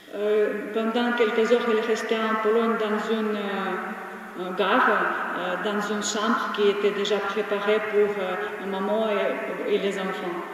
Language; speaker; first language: French; non-native, learner; Ukrainian